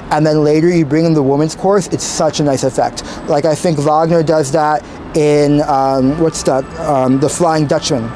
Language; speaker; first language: English; native; English